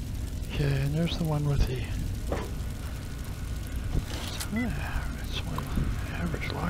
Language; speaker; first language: English; native; English